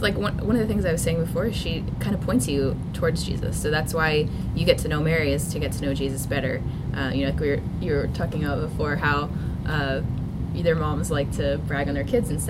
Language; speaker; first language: English; native; English